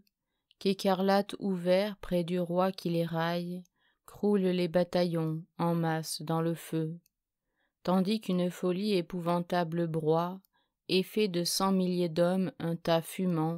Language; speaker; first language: French; native; French